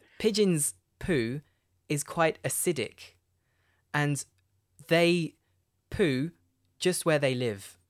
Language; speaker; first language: English; native; English